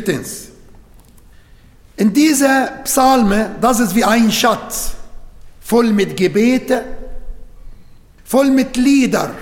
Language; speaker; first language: German; non-native, learner; Arabic